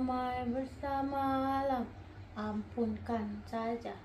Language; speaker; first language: Indonesian; non-native, learner; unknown